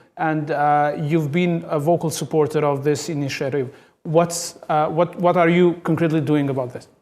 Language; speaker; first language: English; non-native, fluent; Albanian